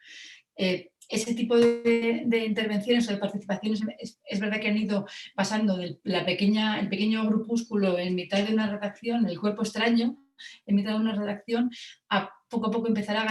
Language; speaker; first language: Spanish; native; Spanish